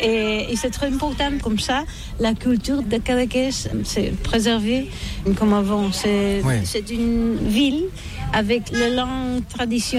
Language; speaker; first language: French; non-native, learner; Catalan